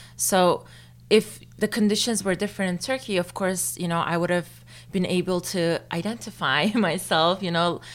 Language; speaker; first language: English; non-native, fluent; Turkish